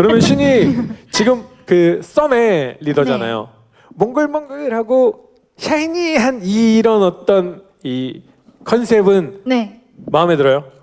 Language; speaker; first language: Korean; native; Korean